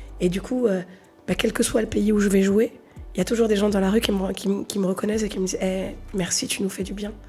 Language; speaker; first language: French; native; French